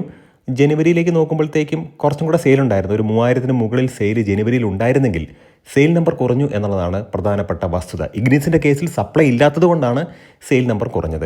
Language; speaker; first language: Malayalam; native; Malayalam